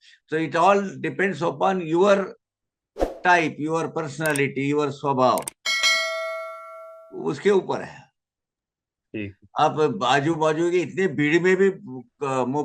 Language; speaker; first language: Hindi; native; Hindi